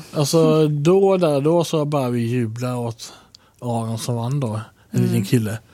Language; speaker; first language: Swedish; native; Swedish